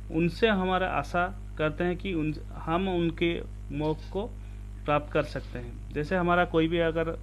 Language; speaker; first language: Hindi; non-native, local second language; Odia